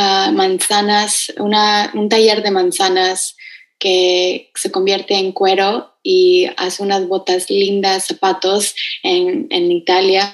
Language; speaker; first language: Spanish; early bilingual, heritage; Spanish